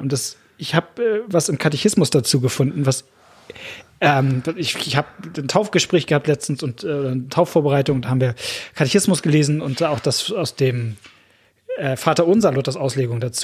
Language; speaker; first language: German; native; German